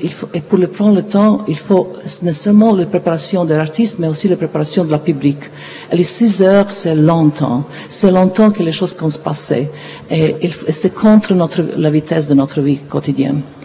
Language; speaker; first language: French; non-native, learner; Serbian